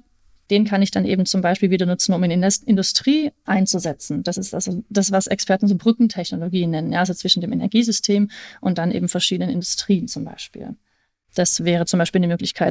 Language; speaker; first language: German; native; German